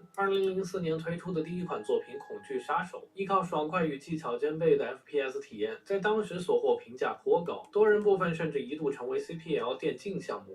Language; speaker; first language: Chinese; native; Chinese